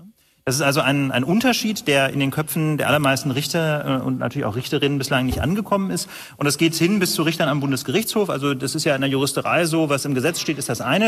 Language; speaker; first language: German; native; German